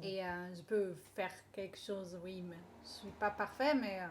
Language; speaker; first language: French; non-native, learner; English